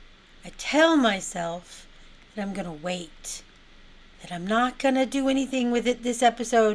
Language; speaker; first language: English; native; English